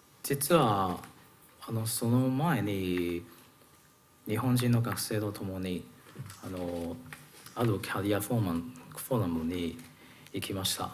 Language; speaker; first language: Japanese; non-native, learner; Cantonese